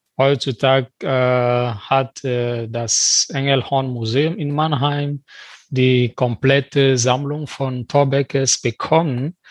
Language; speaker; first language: German; non-native, fluent; French